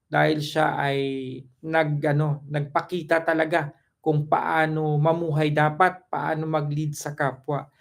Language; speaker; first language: Filipino; non-native, local second language; Cebuano